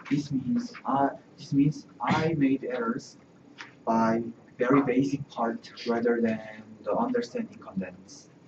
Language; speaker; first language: English; non-native, learner; Korean